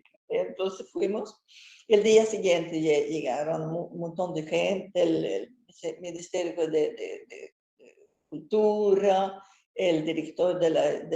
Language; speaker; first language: Spanish; non-native, fluent; Swedish